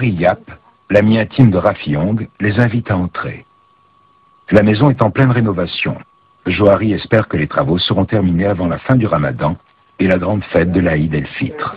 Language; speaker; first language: French; native; French